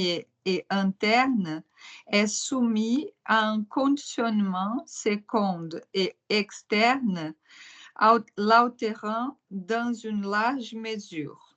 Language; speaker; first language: French; non-native, fluent; Portuguese